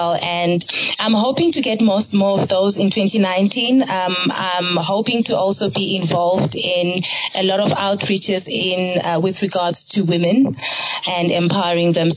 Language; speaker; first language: English; non-native, local second language; Zulu